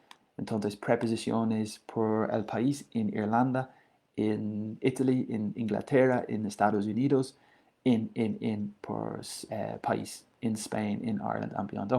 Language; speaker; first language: Spanish; non-native, learner; English